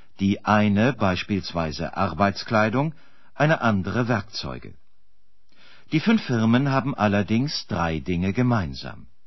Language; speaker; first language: German; native; German